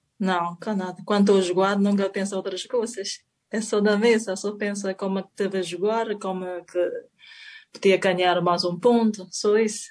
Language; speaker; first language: Portuguese; non-native, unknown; Chinese